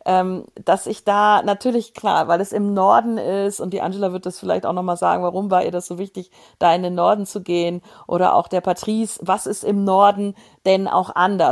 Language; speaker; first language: German; native; German